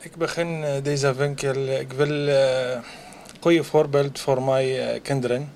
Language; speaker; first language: Dutch; non-native, learner; Arabic